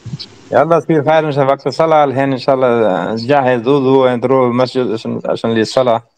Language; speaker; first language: Arabic; non-native, learner; Urdu